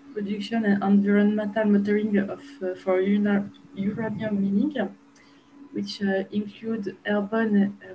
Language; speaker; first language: English; non-native, fluent; French